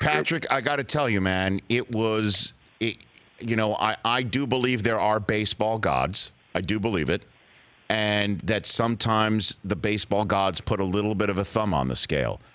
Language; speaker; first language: English; native; English